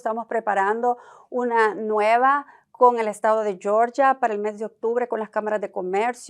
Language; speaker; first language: Spanish; native; Spanish